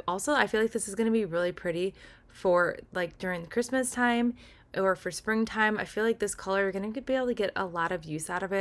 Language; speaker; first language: English; native; English